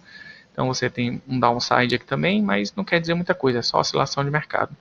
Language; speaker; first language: Portuguese; native; Portuguese